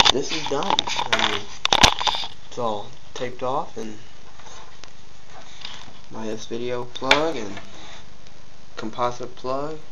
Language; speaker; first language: English; native; English